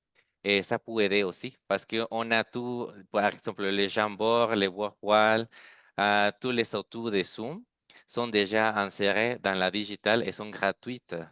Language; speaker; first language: French; non-native, fluent; Spanish